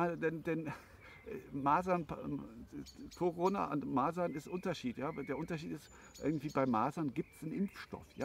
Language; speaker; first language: German; native; German